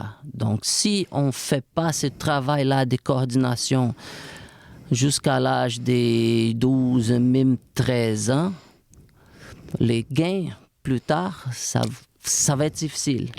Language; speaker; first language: French; non-native, fluent; Portuguese